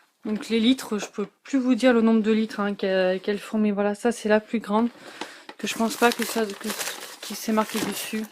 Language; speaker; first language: French; native; French